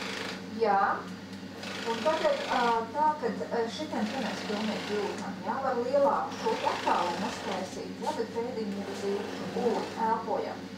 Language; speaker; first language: Latvian; native; Latvian